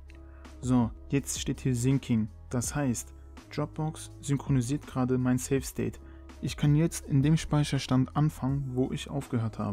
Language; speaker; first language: German; native; German